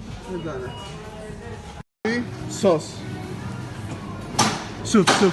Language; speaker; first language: Arabic; non-native, learner; Greek